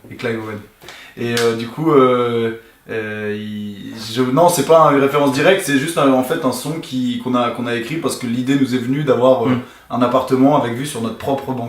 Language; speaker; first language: French; native; French